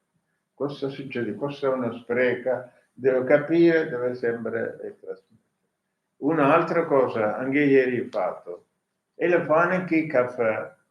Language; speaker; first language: Italian; non-native, learner; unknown